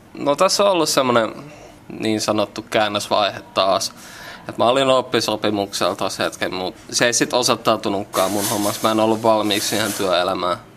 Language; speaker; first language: Finnish; native; Finnish